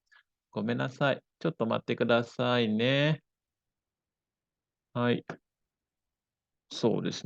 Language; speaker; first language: Japanese; non-native, fluent; Indonesian